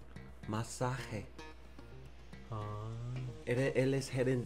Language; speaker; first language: Spanish; non-native, learner; Korean